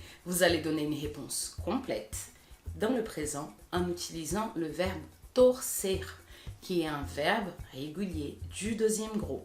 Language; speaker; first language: French; non-native, fluent; Portuguese